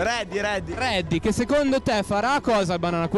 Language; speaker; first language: Italian; native; Italian